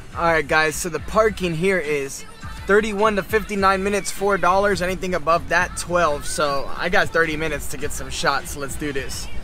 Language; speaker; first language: English; native; English